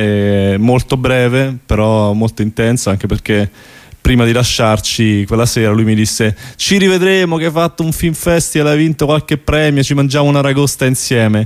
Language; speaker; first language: Italian; native; Italian